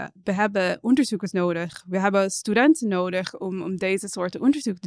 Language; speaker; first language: Dutch; non-native, fluent; English